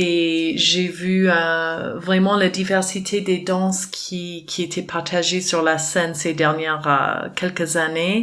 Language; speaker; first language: French; non-native, fluent; English